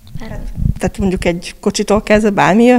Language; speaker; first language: Hungarian; native; Hungarian